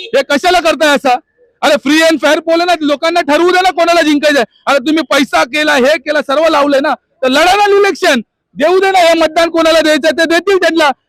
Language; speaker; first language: Marathi; non-native, local second language; Lambadi